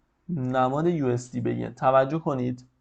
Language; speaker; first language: Persian; native; Persian